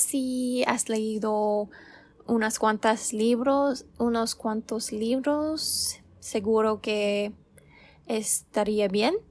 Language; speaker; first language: Spanish; non-native, learner; English